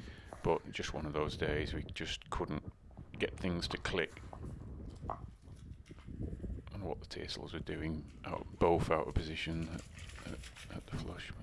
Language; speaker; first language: English; native; English